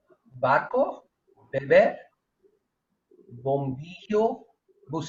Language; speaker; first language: Spanish; non-native, learner; Malayalam